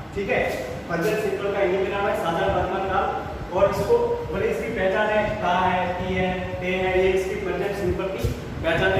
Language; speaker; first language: Hindi; native; Hindi